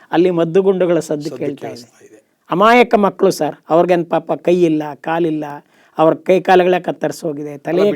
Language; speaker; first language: Kannada; native; Kannada